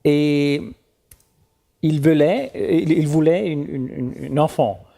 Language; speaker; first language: French; non-native, learner; German